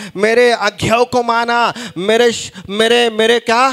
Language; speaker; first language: Hindi; non-native, local second language; Marathi